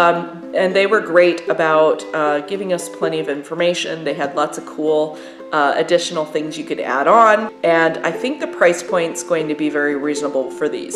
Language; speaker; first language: English; native; English